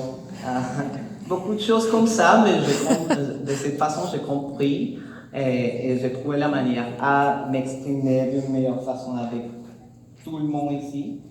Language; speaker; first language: French; non-native, learner; Spanish